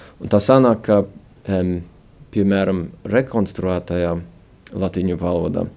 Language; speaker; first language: Latvian; early bilingual, heritage; Latvian